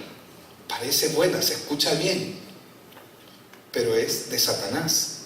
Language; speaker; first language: Spanish; native; Spanish